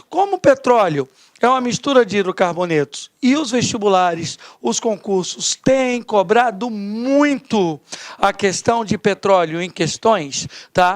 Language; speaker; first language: Portuguese; native; Portuguese